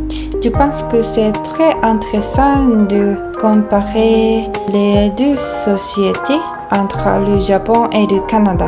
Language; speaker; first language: French; non-native, learner; Japanese